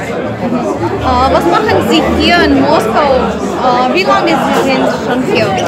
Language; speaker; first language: German; non-native, fluent; Russian